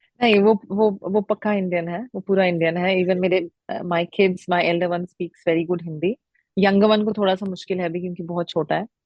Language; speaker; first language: Hindi; native; Hindi